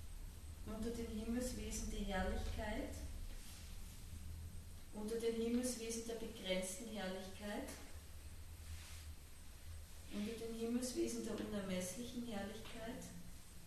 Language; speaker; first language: German; native; German